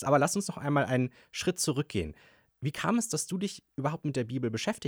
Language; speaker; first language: German; native; German